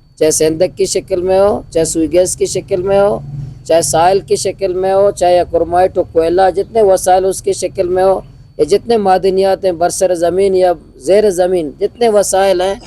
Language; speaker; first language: Urdu; non-native, local second language; Baluchi